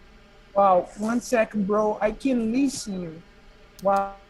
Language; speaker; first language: English; non-native, learner; Portuguese